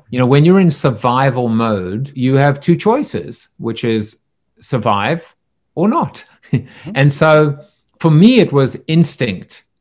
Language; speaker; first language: English; native; English